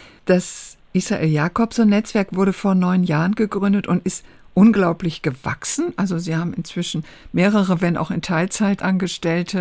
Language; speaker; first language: German; native; German